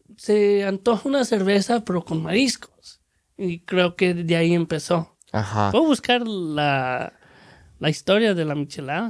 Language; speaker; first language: Spanish; early bilingual, heritage; Spanish